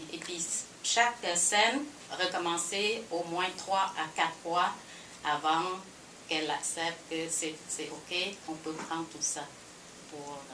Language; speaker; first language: French; non-native, fluent; Khmer